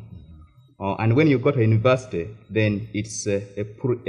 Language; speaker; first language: English; non-native, local second language; Ganda